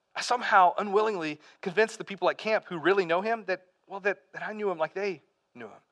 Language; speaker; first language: English; native; English